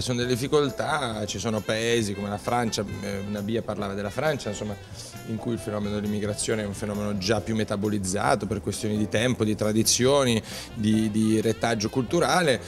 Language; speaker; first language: Italian; native; Italian